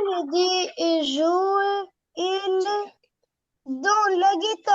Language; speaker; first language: French; non-native, learner; Arabic